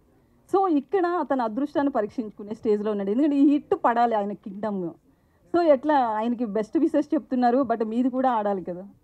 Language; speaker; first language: Telugu; native; Telugu